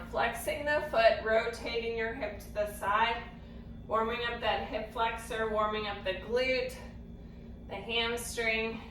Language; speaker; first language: English; native; English